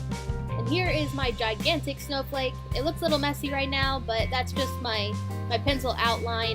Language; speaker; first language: English; native; English